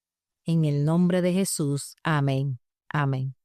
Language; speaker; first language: Spanish; native; Spanish